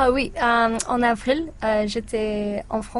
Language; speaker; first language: French; non-native, learner; English